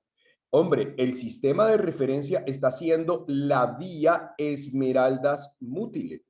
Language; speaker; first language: Spanish; native; Spanish